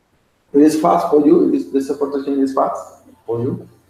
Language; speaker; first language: English; non-native, learner; Spanish